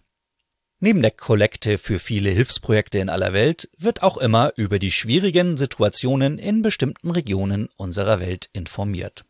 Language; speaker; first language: German; native; German